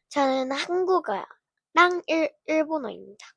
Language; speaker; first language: Korean; early bilingual, heritage; Korean